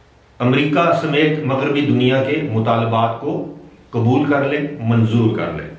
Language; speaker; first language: Urdu; native; Urdu